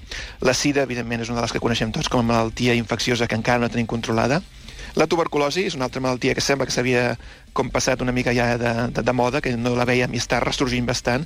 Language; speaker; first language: Catalan; native; Catalan